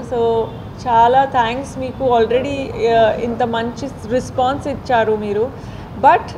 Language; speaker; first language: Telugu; non-native, learner; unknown